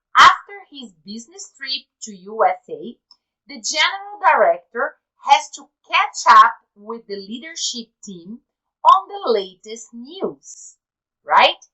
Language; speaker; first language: English; non-native, fluent; Portuguese